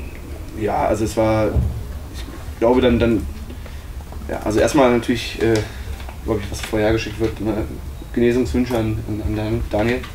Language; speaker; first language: German; native; German